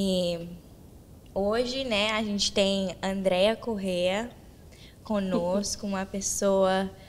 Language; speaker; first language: Portuguese; early bilingual, heritage; Portuguese